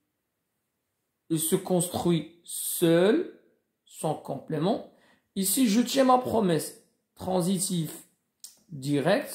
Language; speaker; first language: French; non-native, local second language; Arabic